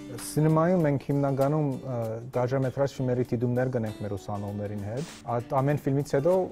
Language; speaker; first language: Armenian; early bilingual, heritage; Armenian